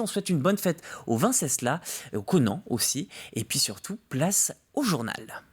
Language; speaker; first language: French; native; French